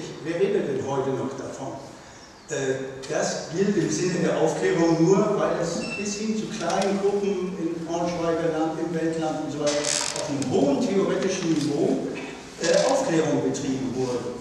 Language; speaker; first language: German; native; German